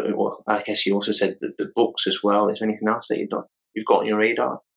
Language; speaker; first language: English; native; English